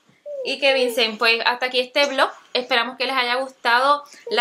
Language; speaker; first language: Spanish; native; Spanish